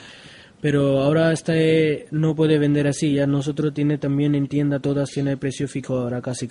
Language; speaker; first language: Spanish; non-native, learner; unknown